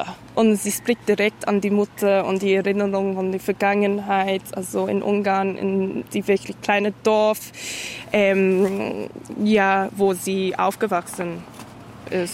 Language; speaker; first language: German; non-native, fluent; English